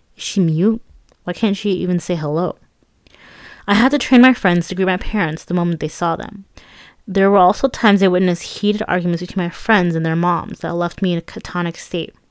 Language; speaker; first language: English; early bilingual, other home language; Persian